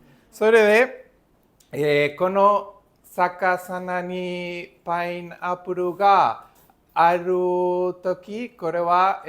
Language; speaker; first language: Japanese; non-native, learner; Spanish